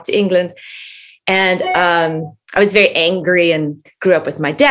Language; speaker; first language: English; native; English